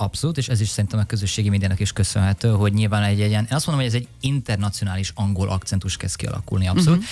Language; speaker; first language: Hungarian; early bilingual, heritage; Hungarian